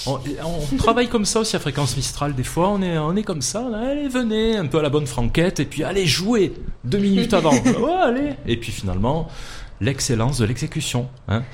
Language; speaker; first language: French; native; French